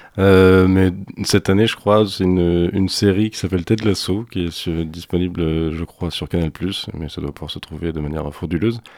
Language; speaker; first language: French; native; French